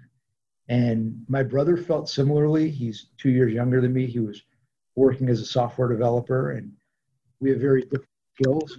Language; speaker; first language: English; native; English